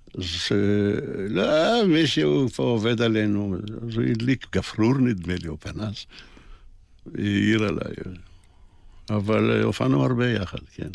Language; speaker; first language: Hebrew; early bilingual, other home language; Polish